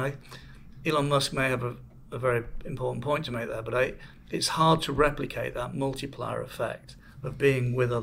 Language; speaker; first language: English; native; English